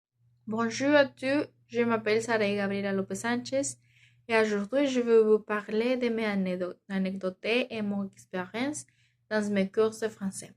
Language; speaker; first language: French; non-native, learner; Spanish